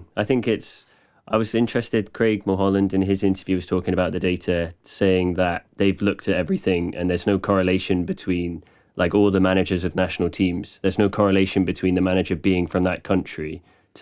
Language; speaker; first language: English; native; English